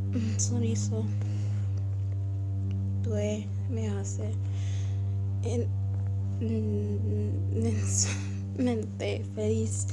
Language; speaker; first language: Spanish; non-native, learner; English